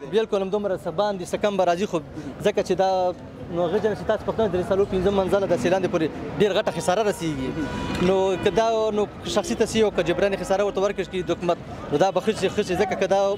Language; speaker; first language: Pashto; native; Pashto